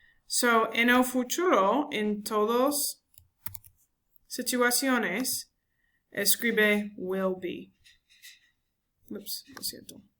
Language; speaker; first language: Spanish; non-native, learner; English